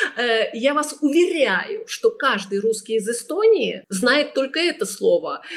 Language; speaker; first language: Russian; native; Russian